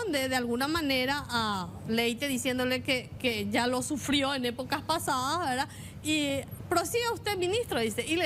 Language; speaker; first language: Spanish; native; Spanish